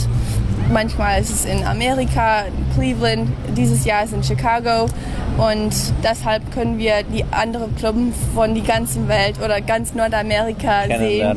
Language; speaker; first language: German; early bilingual, heritage; English